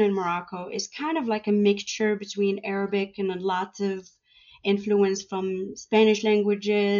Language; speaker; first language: English; non-native, fluent; Arabic